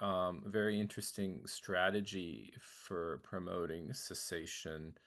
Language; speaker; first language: English; native; English